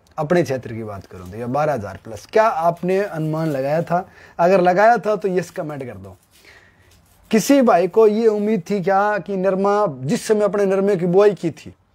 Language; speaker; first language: Hindi; native; Hindi